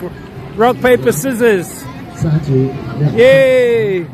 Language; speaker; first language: English; native; English